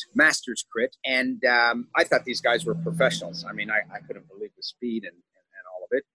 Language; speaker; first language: English; native; English